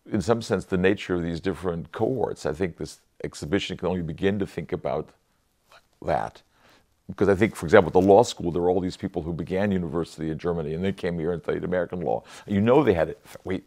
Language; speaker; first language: English; native; English